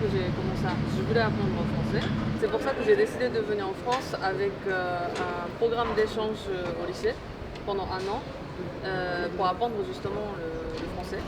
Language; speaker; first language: French; non-native, fluent; Japanese